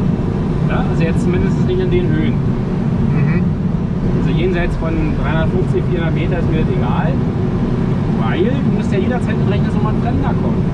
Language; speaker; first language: German; native; German